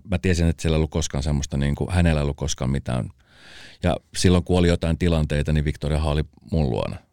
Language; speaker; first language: Finnish; early bilingual, other home language; Spanish